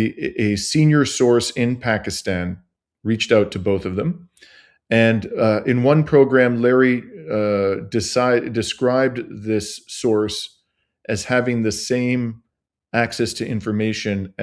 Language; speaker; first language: English; native; English